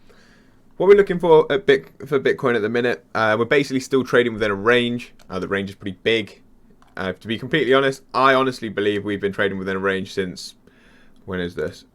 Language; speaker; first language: English; native; English